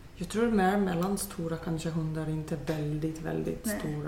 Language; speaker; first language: Swedish; non-native, fluent; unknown